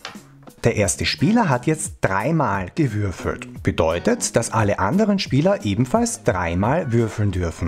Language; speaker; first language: German; native; German